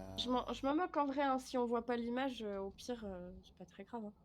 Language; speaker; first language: French; native; French